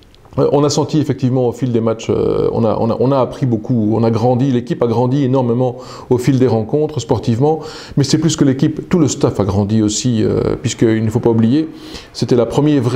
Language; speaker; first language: French; native; French